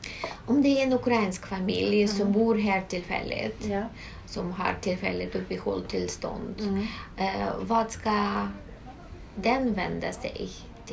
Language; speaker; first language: Swedish; non-native, fluent; Russian